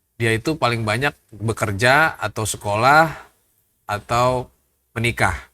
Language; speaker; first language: Indonesian; native; Indonesian